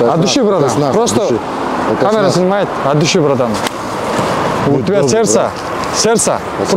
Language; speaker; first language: Russian; non-native, learner; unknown